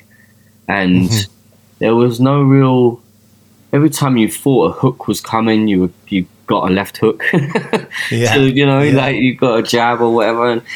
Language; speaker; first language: English; native; English